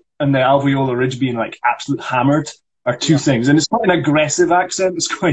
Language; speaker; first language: English; non-native, local second language; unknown